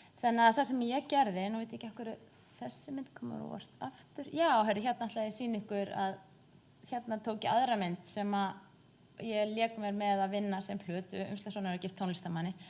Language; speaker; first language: Icelandic; native; Icelandic